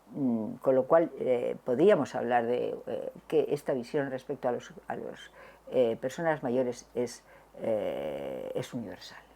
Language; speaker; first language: Spanish; native; Spanish